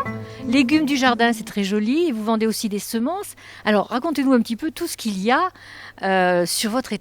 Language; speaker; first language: French; native; French